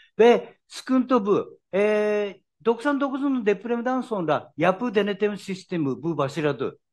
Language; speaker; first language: Turkish; non-native, learner; Japanese